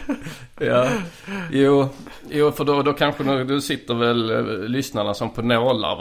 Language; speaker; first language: Swedish; native; Swedish